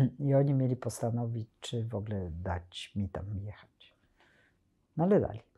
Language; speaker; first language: Polish; native; Polish